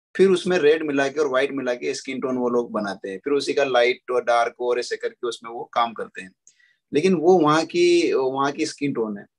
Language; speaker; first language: Hindi; native; Hindi